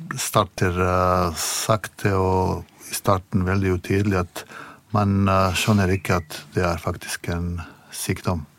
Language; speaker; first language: Norwegian; non-native, fluent; Bosnian